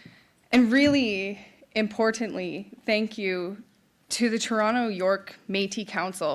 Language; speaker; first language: English; native; English